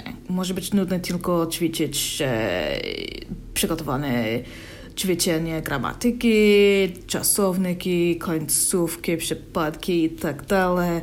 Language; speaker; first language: Polish; non-native, learner; English